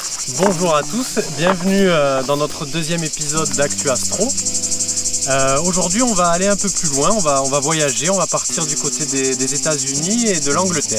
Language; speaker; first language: French; native; French